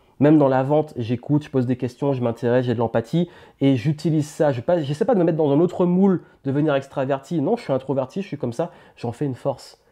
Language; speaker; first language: French; native; French